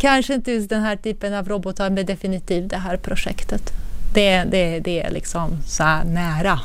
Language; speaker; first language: Swedish; non-native, fluent; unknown